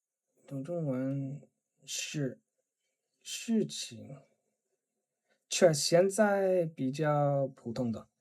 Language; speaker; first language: Chinese; non-native, learner; English